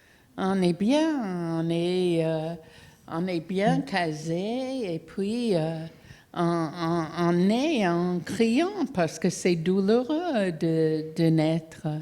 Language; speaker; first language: French; non-native, fluent; English